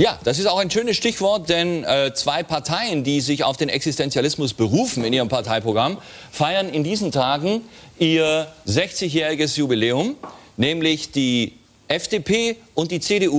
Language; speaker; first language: German; native; German